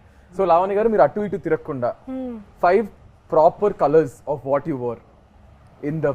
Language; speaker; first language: Telugu; native; Telugu